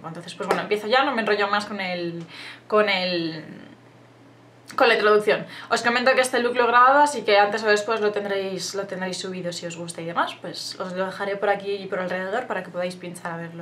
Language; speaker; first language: Spanish; native; Spanish